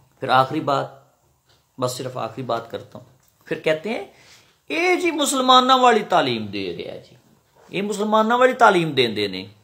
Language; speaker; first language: Urdu; non-native, local second language; Punjabi